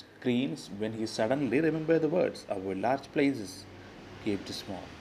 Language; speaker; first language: English; non-native, local second language; Malayalam